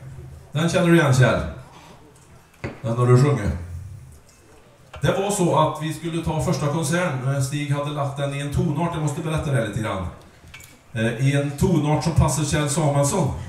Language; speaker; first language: Swedish; native; Swedish